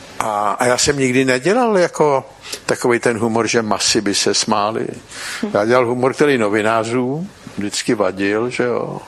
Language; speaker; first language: Czech; native; Czech